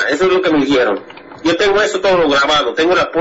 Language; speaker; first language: Spanish; non-native, fluent; English